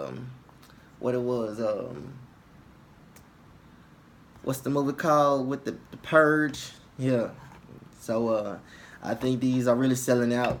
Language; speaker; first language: English; native; English